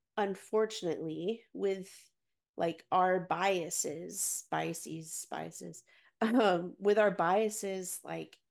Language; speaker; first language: English; native; English